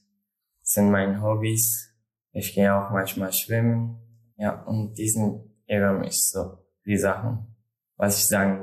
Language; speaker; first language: German; non-native, learner; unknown